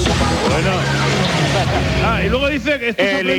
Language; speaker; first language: Spanish; native; Spanish